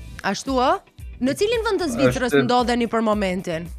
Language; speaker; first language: Albanian; native; Albanian